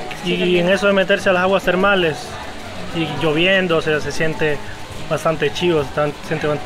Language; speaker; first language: Spanish; native; Spanish